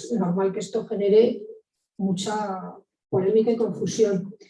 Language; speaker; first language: Spanish; native; Spanish